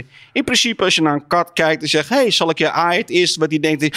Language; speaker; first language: Dutch; native; Dutch